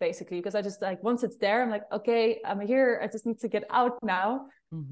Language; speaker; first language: English; non-native, fluent; Dutch